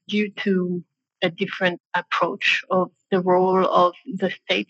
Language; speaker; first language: English; non-native, fluent; French